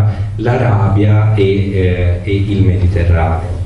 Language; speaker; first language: Italian; native; Italian